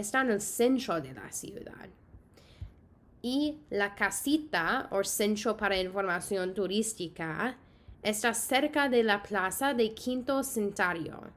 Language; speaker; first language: Spanish; non-native, fluent; English